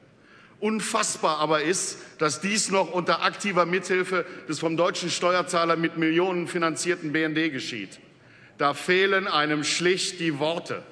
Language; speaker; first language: German; native; German